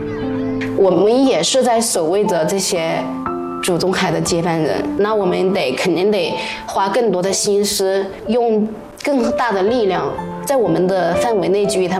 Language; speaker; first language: Chinese; native; Chinese